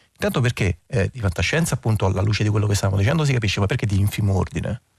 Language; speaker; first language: Italian; native; Italian